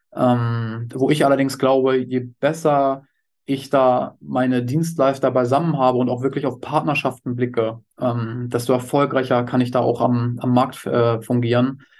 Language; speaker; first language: German; native; German